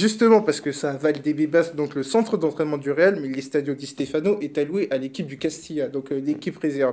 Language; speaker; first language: French; native; French